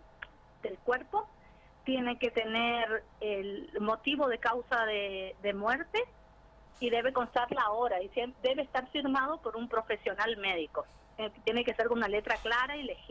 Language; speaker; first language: Spanish; native; Spanish